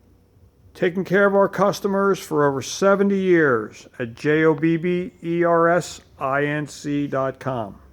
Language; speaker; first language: English; native; English